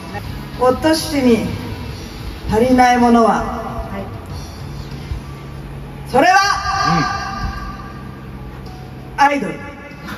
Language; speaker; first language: Japanese; native; Japanese